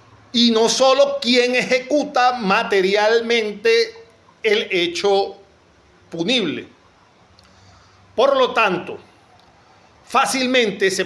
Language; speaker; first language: Spanish; native; Spanish